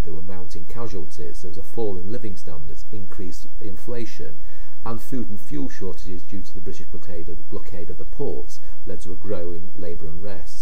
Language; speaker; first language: English; native; English